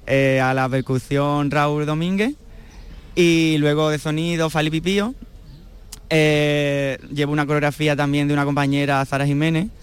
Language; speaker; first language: Spanish; native; Spanish